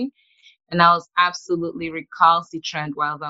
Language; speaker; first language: English; non-native, local second language; French